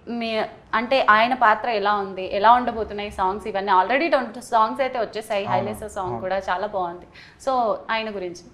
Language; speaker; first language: Telugu; native; Telugu